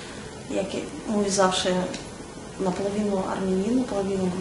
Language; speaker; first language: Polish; non-native, fluent; Russian